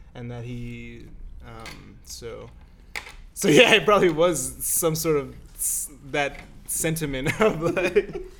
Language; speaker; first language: English; native; English